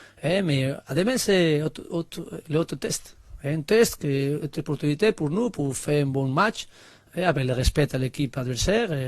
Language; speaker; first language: French; non-native, learner; Spanish